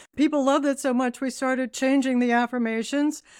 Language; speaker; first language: English; native; English